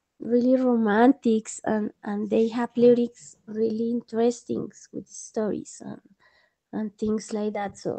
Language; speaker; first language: English; non-native, learner; Spanish